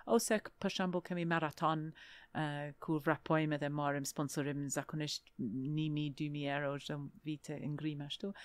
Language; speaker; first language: Albanian; non-native, fluent; English